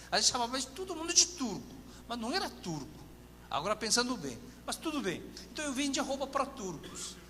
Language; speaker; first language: Portuguese; non-native, fluent; Korean